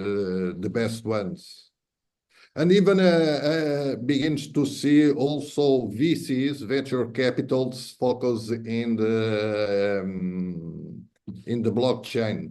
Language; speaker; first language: English; non-native, fluent; Portuguese